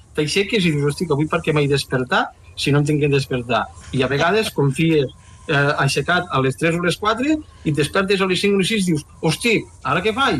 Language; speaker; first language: Catalan; native; Catalan